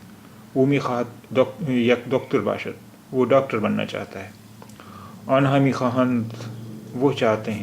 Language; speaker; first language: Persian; non-native, fluent; Urdu